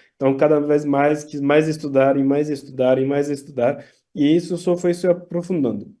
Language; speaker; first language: Portuguese; non-native, fluent; Turkish